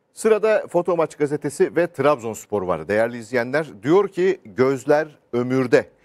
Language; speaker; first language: Turkish; native; Turkish